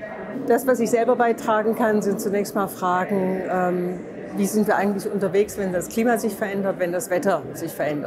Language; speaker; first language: German; native; German